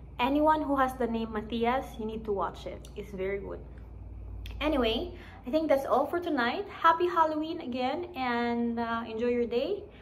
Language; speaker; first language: English; non-native, local second language; Hiligaynon